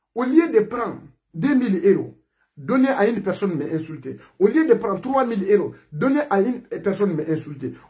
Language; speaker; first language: French; non-native, local second language; Mandingo